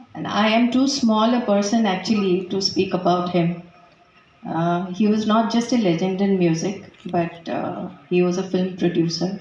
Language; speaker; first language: English; non-native, local second language; Bangla